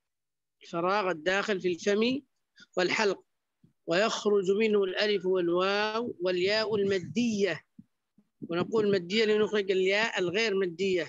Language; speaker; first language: Arabic; non-native, fluent; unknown